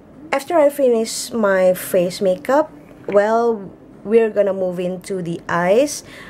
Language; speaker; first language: English; non-native, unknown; Indonesian